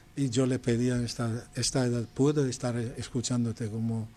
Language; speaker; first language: Spanish; non-native, fluent; Persian